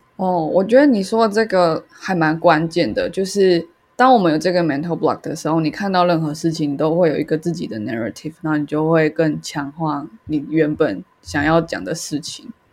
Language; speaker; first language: Chinese; native; Chinese